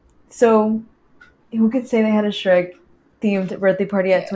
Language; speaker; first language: English; early bilingual, other home language; Spanish